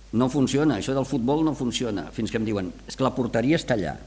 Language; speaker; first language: Catalan; native; Catalan